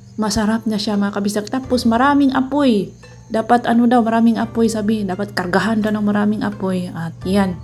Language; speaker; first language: Filipino; non-native, local second language; Cebuano